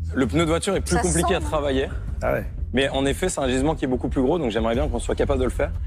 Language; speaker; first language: French; native; French